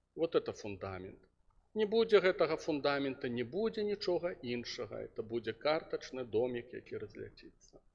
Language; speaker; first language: Belarusian; non-native, local second language; Russian